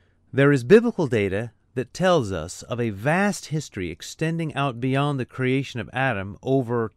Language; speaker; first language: English; native; English